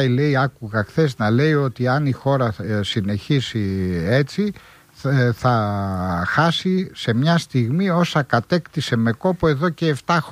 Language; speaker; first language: Greek; native; Greek